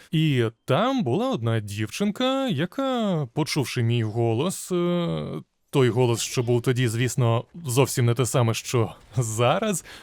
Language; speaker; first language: Ukrainian; non-native, local second language; Russian